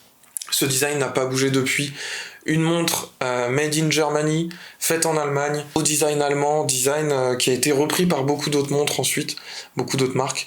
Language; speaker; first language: French; native; French